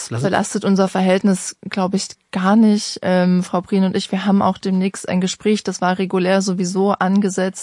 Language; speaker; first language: German; native; German